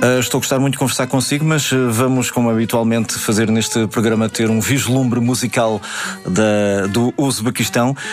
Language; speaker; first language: Portuguese; native; Portuguese